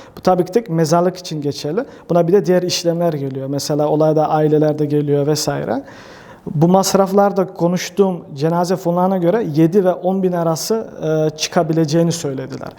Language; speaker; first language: Turkish; early bilingual, heritage; Turkish